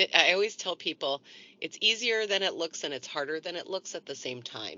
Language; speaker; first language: English; native; English